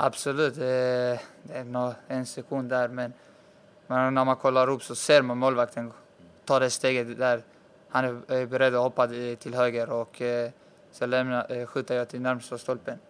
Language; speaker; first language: Swedish; early bilingual, other home language; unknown